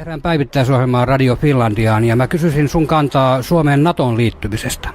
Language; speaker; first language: Finnish; native; Finnish